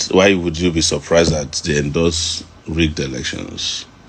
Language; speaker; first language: English; non-native, local second language; Yoruba